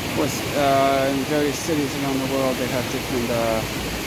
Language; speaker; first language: English; native; English